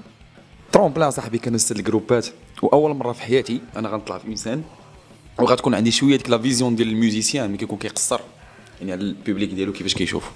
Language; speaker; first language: Arabic; native; Arabic